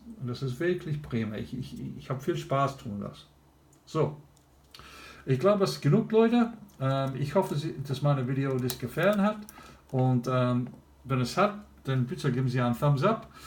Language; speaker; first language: German; non-native, learner; English